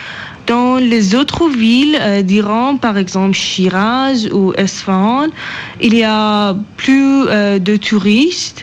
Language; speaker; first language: French; non-native, learner; Persian